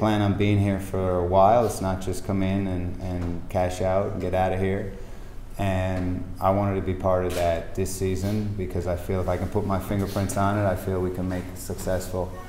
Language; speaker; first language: English; native; English